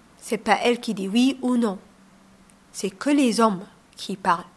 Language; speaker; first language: French; non-native, learner; Somali